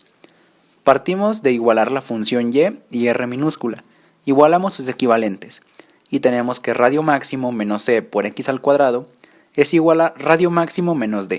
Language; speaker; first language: Spanish; native; Spanish